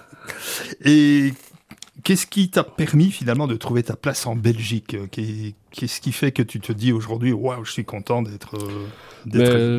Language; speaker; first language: French; native; French